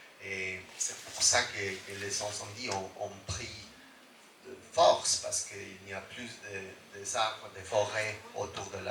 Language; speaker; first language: French; non-native, fluent; Spanish